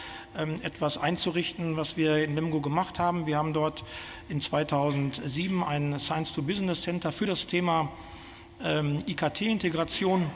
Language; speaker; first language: German; native; German